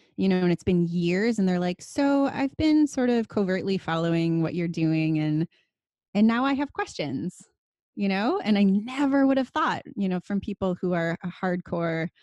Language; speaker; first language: English; native; English